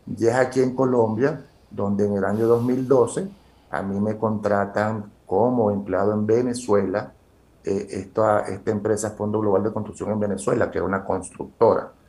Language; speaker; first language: Spanish; native; Spanish